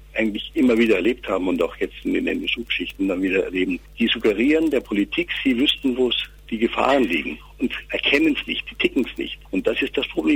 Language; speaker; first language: German; native; German